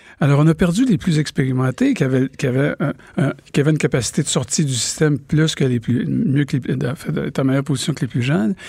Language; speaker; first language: French; native; French